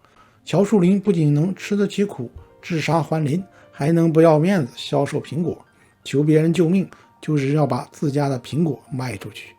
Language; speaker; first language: Chinese; native; Chinese